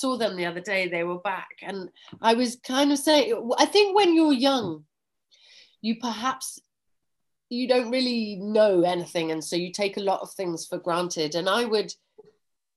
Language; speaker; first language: English; native; English